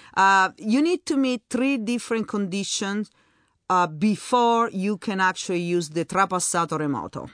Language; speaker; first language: English; non-native, fluent; Italian